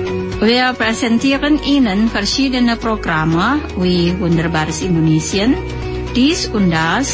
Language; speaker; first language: German; non-native, learner; Indonesian